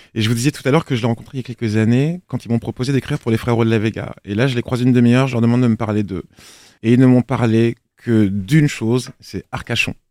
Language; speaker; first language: French; native; French